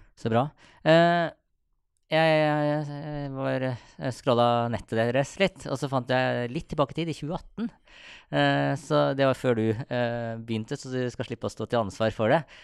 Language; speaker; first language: Norwegian; native; Norwegian